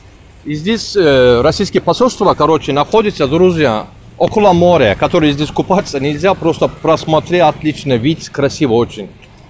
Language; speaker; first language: Russian; non-native, learner; Turkish